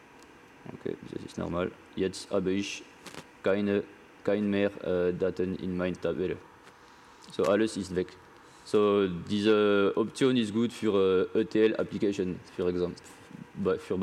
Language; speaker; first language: German; non-native, learner; French